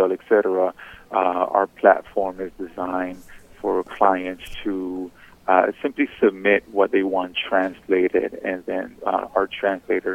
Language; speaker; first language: English; early bilingual, other home language; Spanish